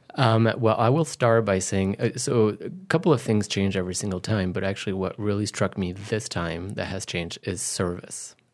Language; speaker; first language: English; non-native, fluent; French